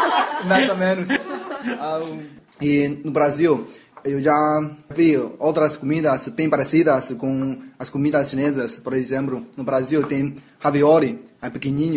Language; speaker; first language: Portuguese; non-native, learner; Chinese